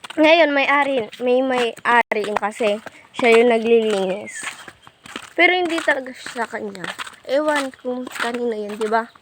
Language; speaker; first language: Filipino; non-native, local second language; Bikol